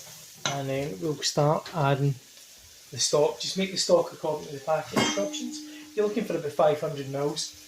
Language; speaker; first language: English; native; English